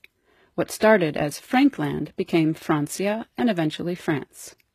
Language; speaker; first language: English; native; English